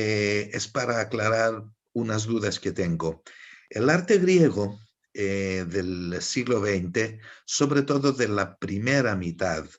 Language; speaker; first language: Spanish; non-native, fluent; Greek